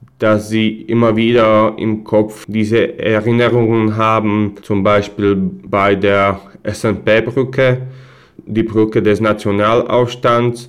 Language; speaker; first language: German; non-native, fluent; Slovak